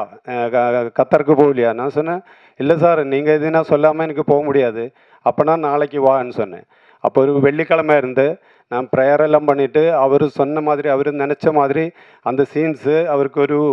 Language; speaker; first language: Tamil; non-native, learner; Malayalam